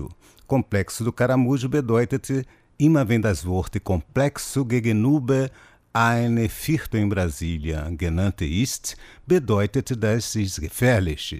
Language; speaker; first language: German; non-native, fluent; Portuguese